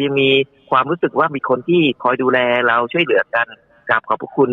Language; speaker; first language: Thai; native; Thai